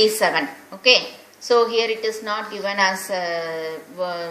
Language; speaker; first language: English; non-native, local second language; Tamil